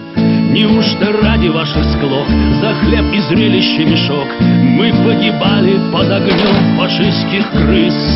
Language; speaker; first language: Russian; native; Russian